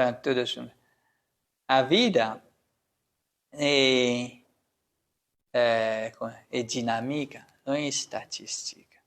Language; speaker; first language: Portuguese; non-native, learner; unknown